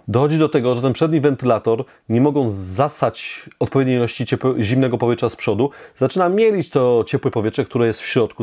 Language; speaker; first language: Polish; native; Polish